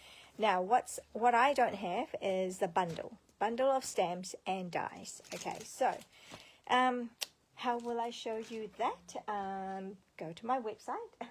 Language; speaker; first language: English; native; English